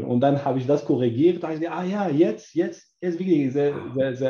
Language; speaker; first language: German; non-native, learner; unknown